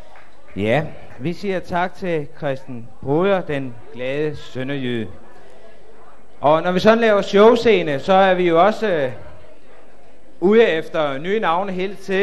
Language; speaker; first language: Danish; native; Danish